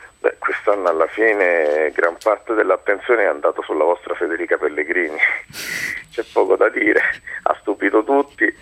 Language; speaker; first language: Italian; non-native, fluent; Japanese